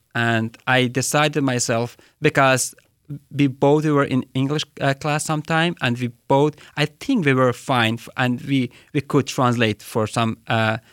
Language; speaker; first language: English; non-native, fluent; Persian